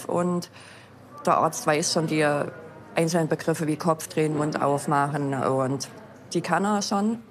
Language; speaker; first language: German; native; German